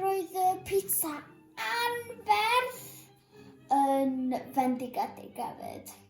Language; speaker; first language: Welsh; non-native, local second language; English